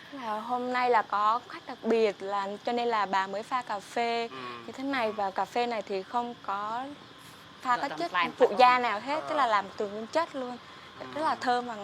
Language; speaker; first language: Vietnamese; non-native, local second language; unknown